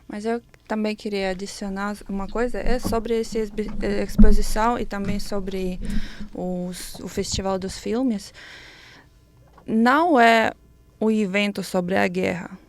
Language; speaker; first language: Portuguese; non-native, learner; Ukrainian